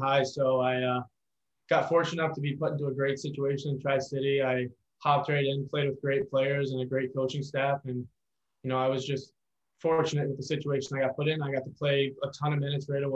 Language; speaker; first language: English; native; English